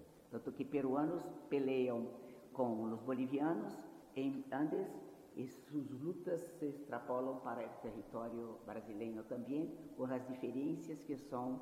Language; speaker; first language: Spanish; non-native, fluent; Portuguese